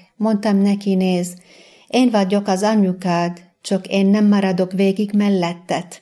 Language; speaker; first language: Hungarian; non-native, fluent; Arabic